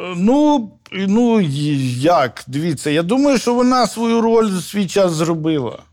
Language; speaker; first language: Ukrainian; native; Ukrainian